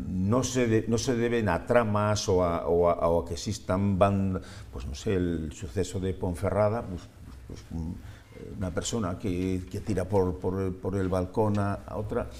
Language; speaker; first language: Spanish; native; Spanish